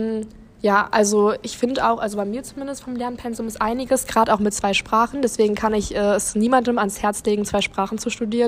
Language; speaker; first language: German; native; German